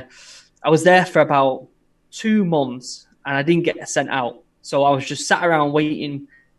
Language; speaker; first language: English; native; English